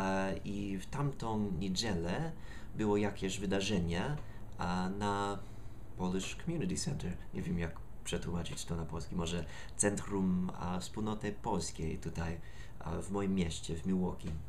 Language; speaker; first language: Polish; non-native, learner; English